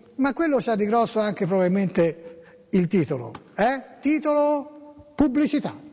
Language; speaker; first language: Italian; native; Italian